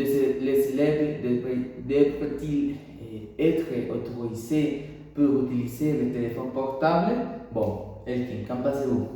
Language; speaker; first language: French; non-native, learner; Spanish